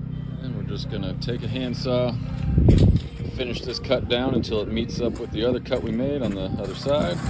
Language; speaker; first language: English; native; English